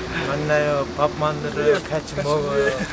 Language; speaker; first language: Korean; non-native, learner; Kyrgyz